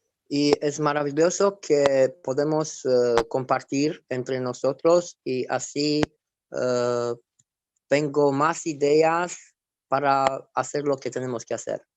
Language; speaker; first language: Spanish; non-native, fluent; Romanian